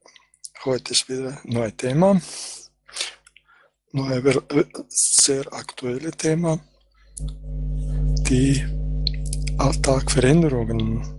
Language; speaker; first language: German; non-native, fluent; Croatian